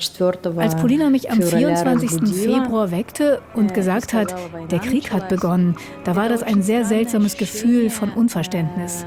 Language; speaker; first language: German; non-native, fluent; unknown